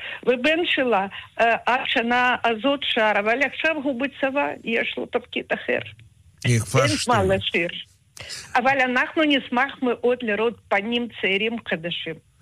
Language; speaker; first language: Hebrew; non-native, fluent; Russian